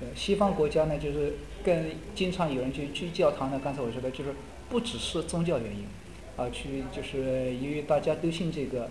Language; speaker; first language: Chinese; native; Chinese